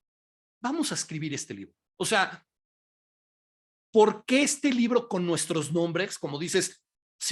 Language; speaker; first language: Spanish; native; Spanish